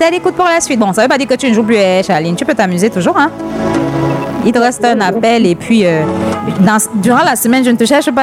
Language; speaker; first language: French; native; French